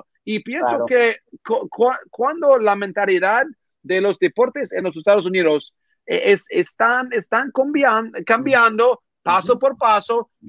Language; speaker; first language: Spanish; non-native, learner; English